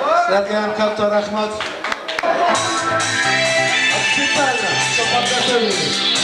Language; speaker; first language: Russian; non-native, local second language; Azerbaijani